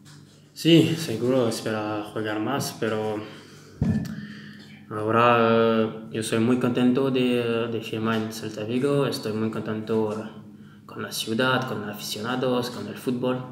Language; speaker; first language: Spanish; non-native, learner; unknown